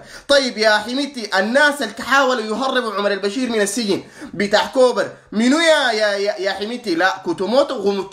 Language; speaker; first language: Arabic; native; Arabic